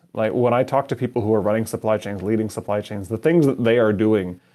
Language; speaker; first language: English; native; English